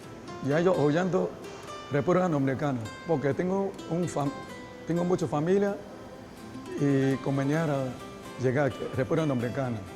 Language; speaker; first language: Spanish; non-native, learner; Chinese